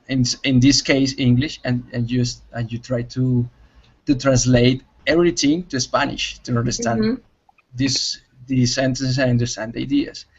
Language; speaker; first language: English; non-native, learner; Spanish